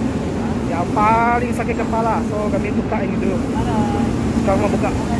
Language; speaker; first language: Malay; non-native, local second language; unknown